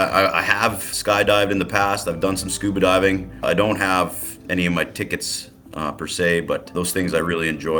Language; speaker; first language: English; native; English